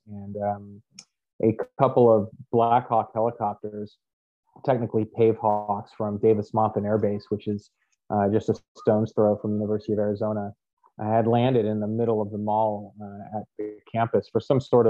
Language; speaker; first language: English; native; English